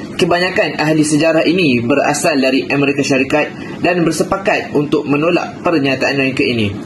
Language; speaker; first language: Malay; native; Malay